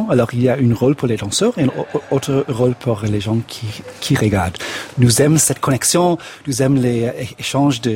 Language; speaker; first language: French; non-native, fluent; English